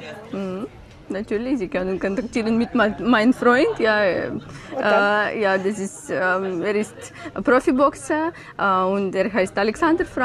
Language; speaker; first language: German; non-native, learner; Ukrainian